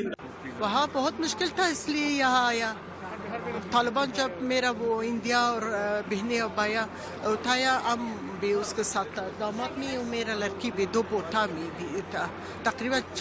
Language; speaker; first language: Hindi; non-native, learner; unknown